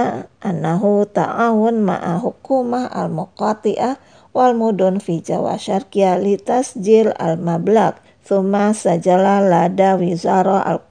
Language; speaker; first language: Arabic; non-native, fluent; Indonesian